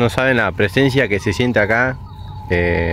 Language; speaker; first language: Spanish; native; Spanish